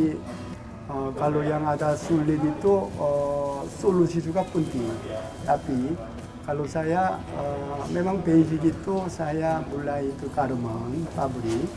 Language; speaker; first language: Indonesian; non-native, learner; Korean